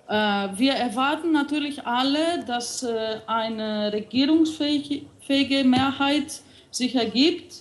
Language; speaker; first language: German; non-native, fluent; Greek